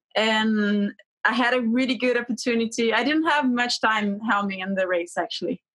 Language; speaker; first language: English; non-native, fluent; Portuguese